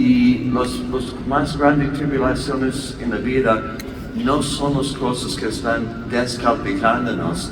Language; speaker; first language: Spanish; non-native, learner; English